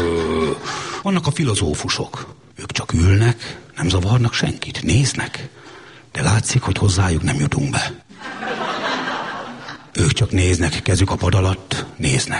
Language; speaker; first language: Hungarian; native; Hungarian